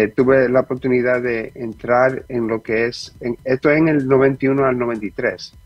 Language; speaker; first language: Spanish; early bilingual, heritage; Spanish